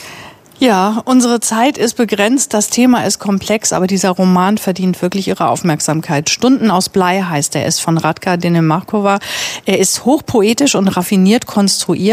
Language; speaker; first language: German; native; German